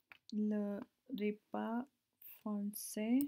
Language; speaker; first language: French; non-native, learner; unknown